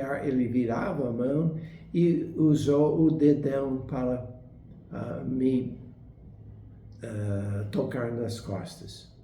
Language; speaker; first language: Portuguese; non-native, fluent; English